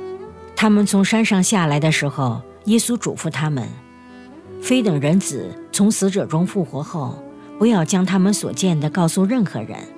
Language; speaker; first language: Chinese; native; Chinese